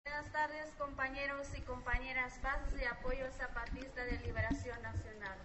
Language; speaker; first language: Spanish; non-native, local second language; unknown